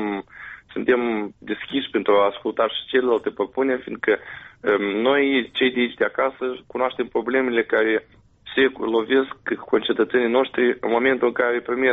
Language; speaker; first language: Romanian; native; Romanian